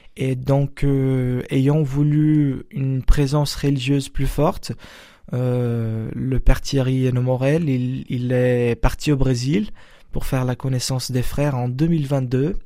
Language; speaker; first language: French; non-native, fluent; Portuguese